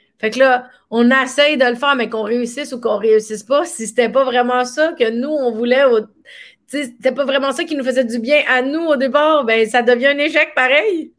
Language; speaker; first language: French; native; French